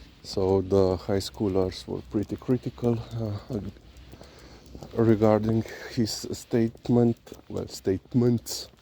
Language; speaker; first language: English; non-native, fluent; Slovenian